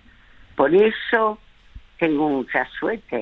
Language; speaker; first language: Spanish; early bilingual, other home language; French